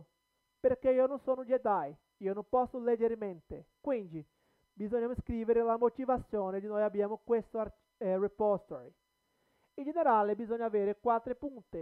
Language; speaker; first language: Italian; non-native, learner; Portuguese